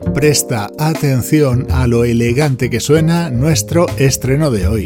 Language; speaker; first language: Spanish; native; Spanish